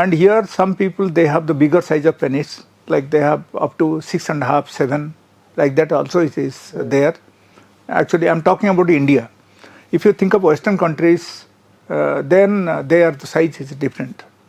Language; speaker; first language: English; non-native, local second language; Telugu